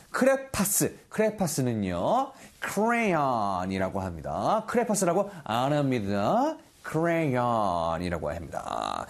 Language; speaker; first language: Korean; native; Korean